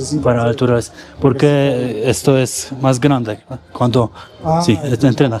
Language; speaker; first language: Spanish; non-native, learner; Polish